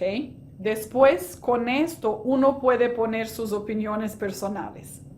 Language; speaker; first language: Spanish; non-native, fluent; Portuguese